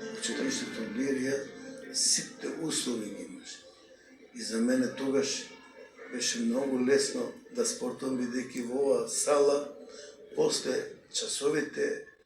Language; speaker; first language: Macedonian; non-native, local second language; Albanian